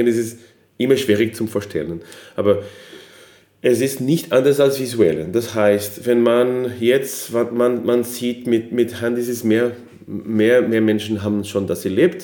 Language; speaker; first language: German; non-native, fluent; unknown